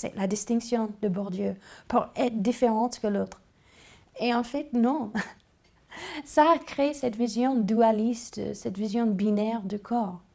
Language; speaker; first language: French; non-native, fluent; English